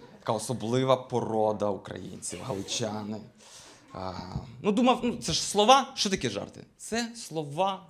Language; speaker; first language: Ukrainian; non-native, local second language; Russian